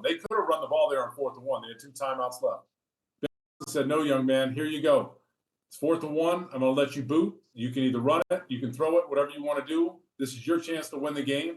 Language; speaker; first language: English; native; English